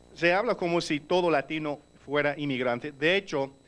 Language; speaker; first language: Spanish; early bilingual, heritage; Spanish